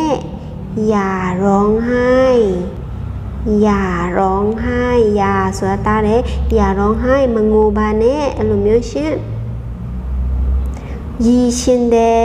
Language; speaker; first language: Thai; non-native, fluent; Burmese